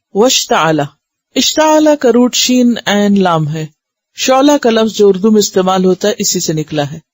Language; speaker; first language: Urdu; native; Urdu